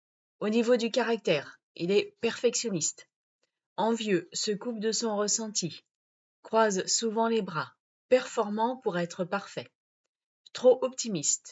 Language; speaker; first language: French; native; French